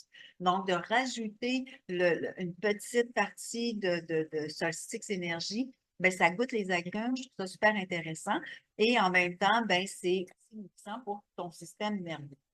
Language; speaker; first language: French; native; French